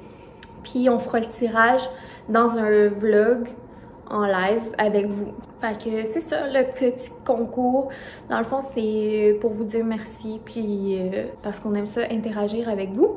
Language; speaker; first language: French; native; French